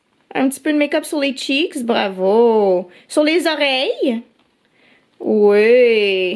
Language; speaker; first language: French; native; French